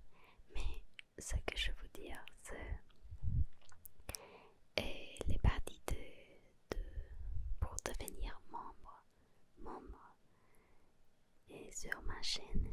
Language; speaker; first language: French; non-native, learner; Spanish